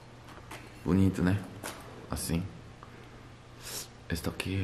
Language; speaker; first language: Portuguese; non-native, learner; Korean